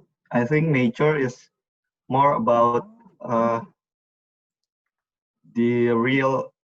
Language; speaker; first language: English; non-native, learner; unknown